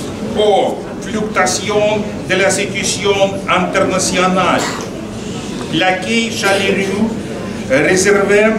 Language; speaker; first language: French; non-native, fluent; Russian